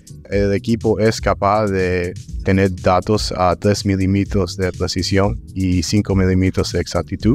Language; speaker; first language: Spanish; early bilingual, heritage; English